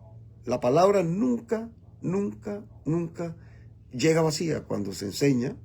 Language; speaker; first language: Spanish; native; Spanish